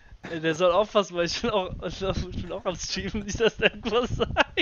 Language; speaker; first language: German; native; German